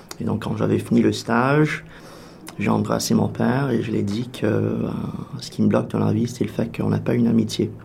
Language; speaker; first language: French; native; French